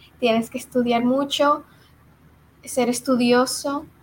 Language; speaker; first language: Spanish; early bilingual, heritage; Spanish